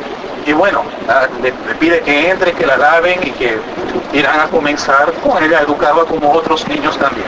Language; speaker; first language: Spanish; native; Spanish